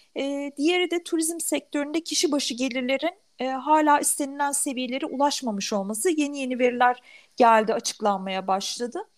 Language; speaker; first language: Turkish; native; Turkish